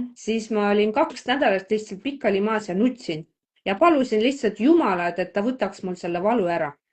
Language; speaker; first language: Estonian; non-native, local second language; Russian